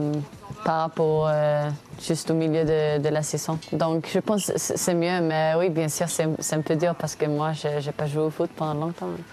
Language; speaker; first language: French; non-native, fluent; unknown